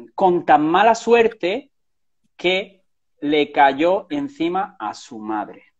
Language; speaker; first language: Spanish; native; Spanish